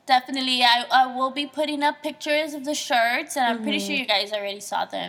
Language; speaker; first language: English; early bilingual, other home language; Spanish